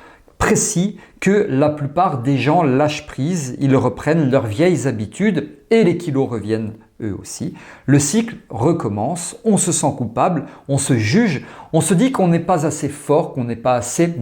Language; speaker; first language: French; native; French